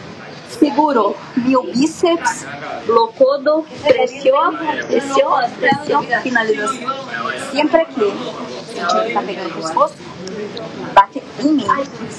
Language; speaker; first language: Spanish; non-native, learner; Portuguese